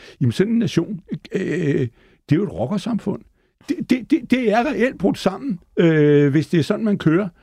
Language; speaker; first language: Danish; native; Danish